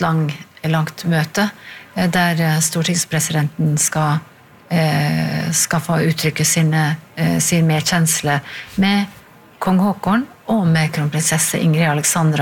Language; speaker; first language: Norwegian; native; Norwegian